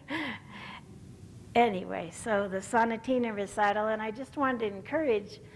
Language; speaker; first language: English; native; English